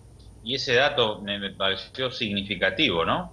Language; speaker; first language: Spanish; native; Spanish